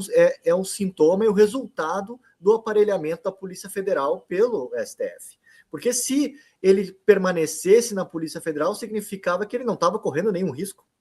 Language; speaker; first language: Portuguese; native; Portuguese